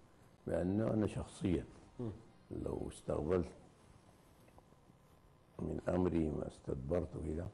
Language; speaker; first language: Arabic; native; Arabic